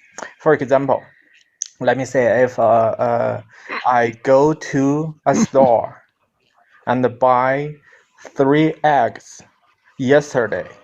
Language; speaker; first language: English; non-native, learner; Chinese